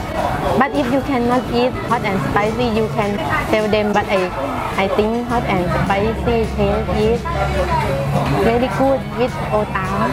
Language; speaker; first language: English; non-native, learner; Thai